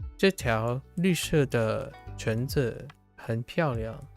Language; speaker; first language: Chinese; non-native, learner; English